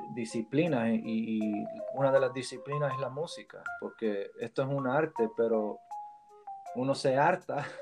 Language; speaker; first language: Spanish; early bilingual, heritage; Spanish